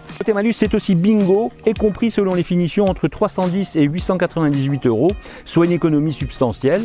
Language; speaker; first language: French; native; French